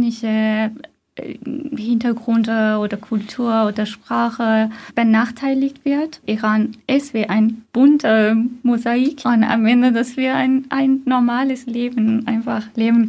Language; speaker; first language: German; non-native, fluent; Persian